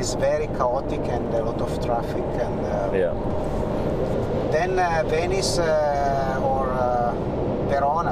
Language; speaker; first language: English; non-native, learner; Italian